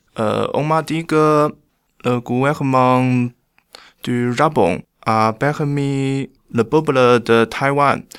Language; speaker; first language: French; non-native, learner; Chinese